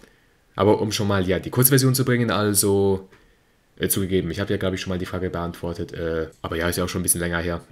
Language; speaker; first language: German; native; German